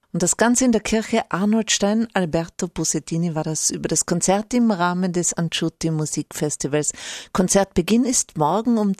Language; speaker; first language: German; native; German